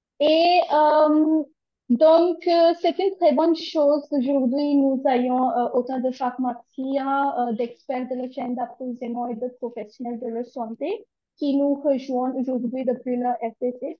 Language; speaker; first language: French; non-native, learner; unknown